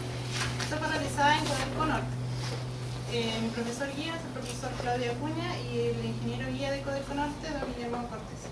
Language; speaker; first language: Spanish; native; Spanish